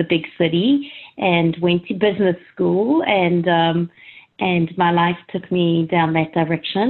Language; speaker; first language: English; native; English